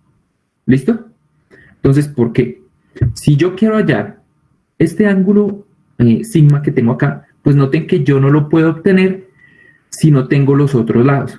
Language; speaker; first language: Spanish; native; Spanish